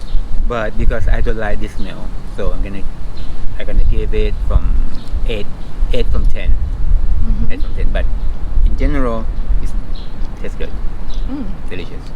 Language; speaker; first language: English; non-native, fluent; Thai